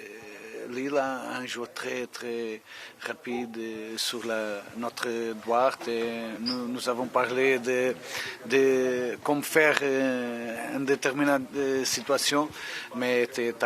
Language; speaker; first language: French; non-native, fluent; Portuguese